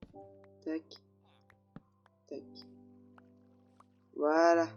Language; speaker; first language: French; native; French